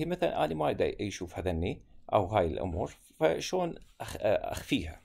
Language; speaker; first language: Arabic; native; Arabic